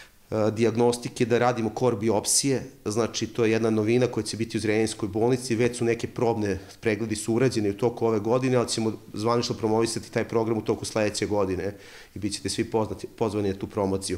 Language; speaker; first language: Serbian; native; Serbian